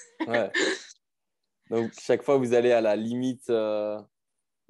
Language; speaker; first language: French; native; French